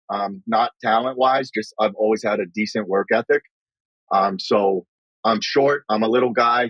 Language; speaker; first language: English; native; English